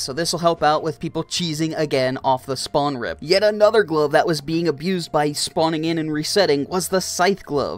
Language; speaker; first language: English; native; English